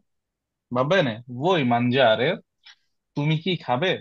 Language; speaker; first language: Italian; non-native, fluent; Bangla